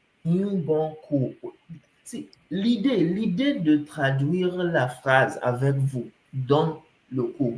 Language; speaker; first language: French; non-native, fluent; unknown